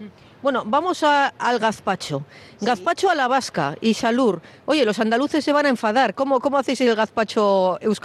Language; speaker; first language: Spanish; native; Spanish